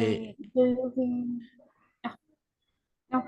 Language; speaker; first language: English; non-native, learner; Spanish